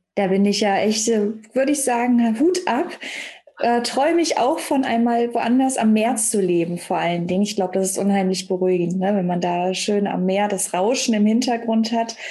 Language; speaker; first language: German; native; German